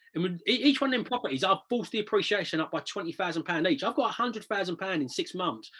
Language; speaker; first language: English; native; English